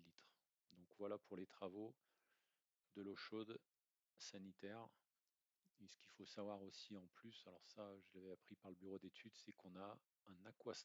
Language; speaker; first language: French; native; French